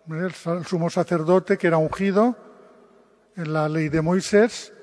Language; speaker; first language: Spanish; non-native, local second language; Catalan